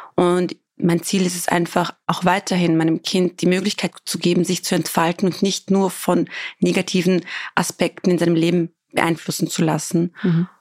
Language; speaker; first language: German; early bilingual, other home language; Albanian